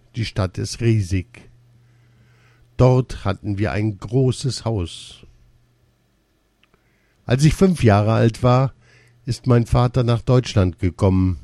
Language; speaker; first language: German; non-native, learner; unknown